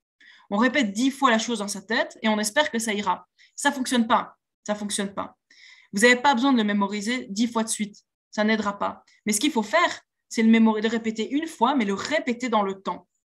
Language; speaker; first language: French; native; French